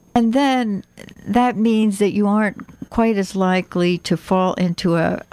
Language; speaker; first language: English; native; English